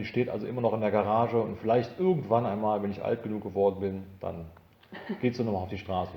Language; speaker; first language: German; native; German